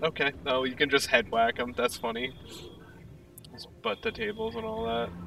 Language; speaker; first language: English; native; English